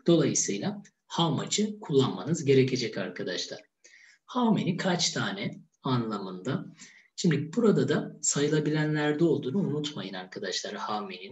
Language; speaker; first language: Turkish; native; Turkish